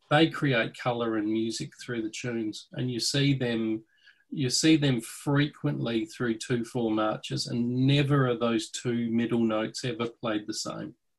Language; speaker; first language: English; native; English